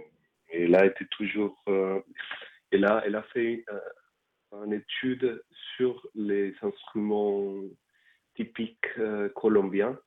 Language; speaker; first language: French; non-native, fluent; Spanish